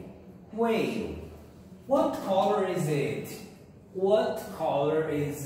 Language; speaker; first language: English; non-native, fluent; Portuguese